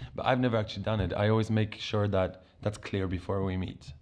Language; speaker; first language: English; non-native, fluent; Polish